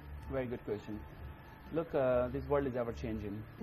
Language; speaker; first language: English; non-native, local second language; Urdu